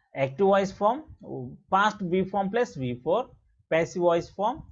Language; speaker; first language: English; non-native, local second language; Telugu